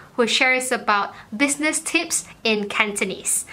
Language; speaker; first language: English; native; English